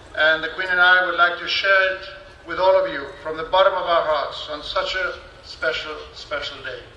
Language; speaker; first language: English; non-native, fluent; Spanish